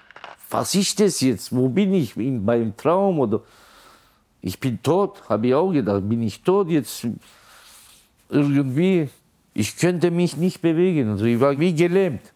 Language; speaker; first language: German; non-native, local second language; Turkish